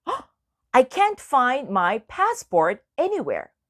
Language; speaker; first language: English; non-native, fluent; Korean